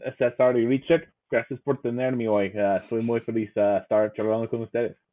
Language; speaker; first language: Spanish; non-native, fluent; English